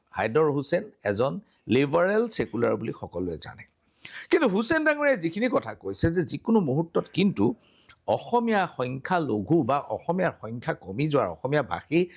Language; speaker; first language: Assamese; native; Assamese